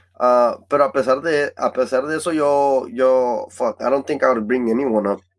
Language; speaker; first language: English; early bilingual, other home language; Spanish